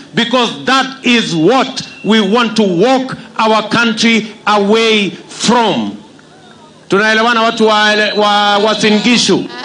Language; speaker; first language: English; non-native, local second language; Kalenjin